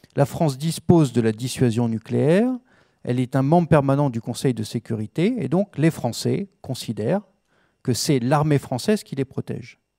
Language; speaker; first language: French; native; French